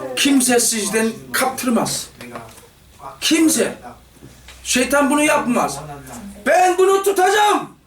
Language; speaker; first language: Turkish; non-native, fluent; Korean